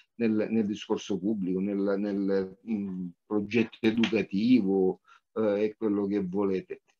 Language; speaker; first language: Italian; native; Italian